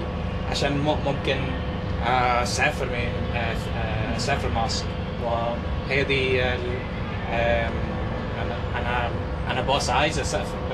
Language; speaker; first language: Arabic; non-native, learner; English